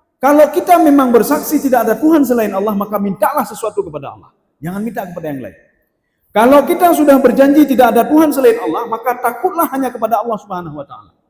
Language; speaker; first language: Malay; non-native, local second language; Achinese